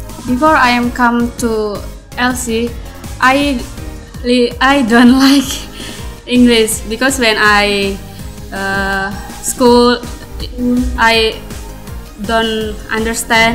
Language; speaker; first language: English; non-native, learner; Indonesian